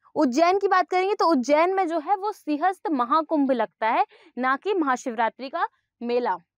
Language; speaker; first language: Hindi; native; Hindi